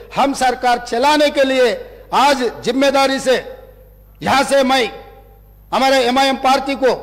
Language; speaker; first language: Hindi; non-native, local second language; Telugu